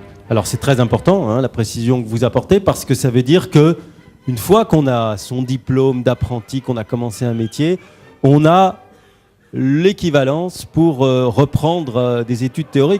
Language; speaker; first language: French; native; French